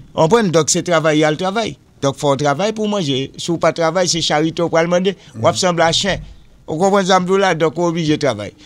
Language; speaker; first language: French; non-native, local second language; Haitian Creole